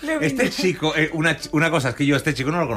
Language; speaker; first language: Spanish; native; Spanish